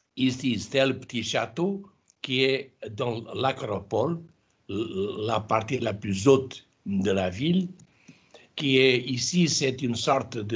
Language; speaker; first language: French; non-native, fluent; Portuguese